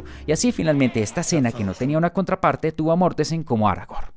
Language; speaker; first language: Spanish; native; Spanish